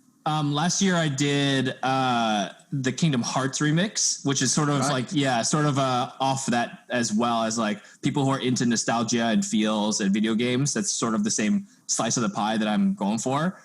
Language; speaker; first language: English; native; English